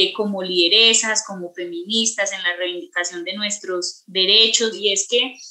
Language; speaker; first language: Spanish; native; Spanish